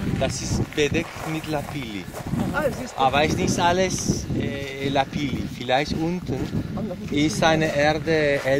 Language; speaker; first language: German; non-native, learner; Spanish